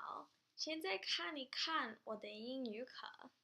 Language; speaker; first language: Chinese; non-native, learner; Spanish